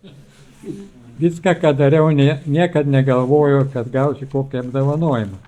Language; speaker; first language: Lithuanian; native; Lithuanian